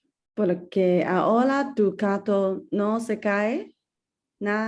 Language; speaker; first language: Spanish; non-native, learner; English